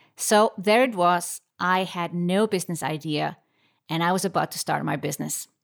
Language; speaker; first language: English; non-native, fluent; Icelandic